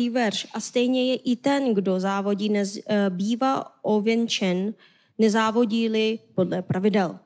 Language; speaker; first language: Czech; non-native, fluent; Korean